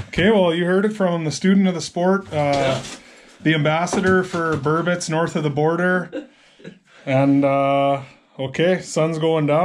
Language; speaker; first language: English; native; English